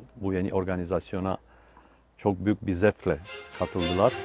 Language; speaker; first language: Turkish; non-native, fluent; Romanian